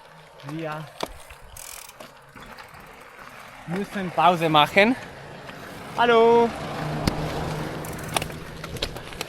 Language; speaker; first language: German; non-native, learner; Slovak